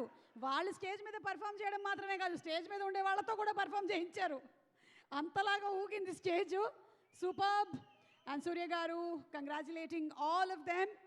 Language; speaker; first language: Telugu; native; Telugu